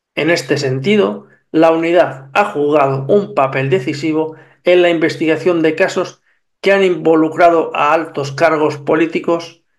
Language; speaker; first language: Spanish; native; Spanish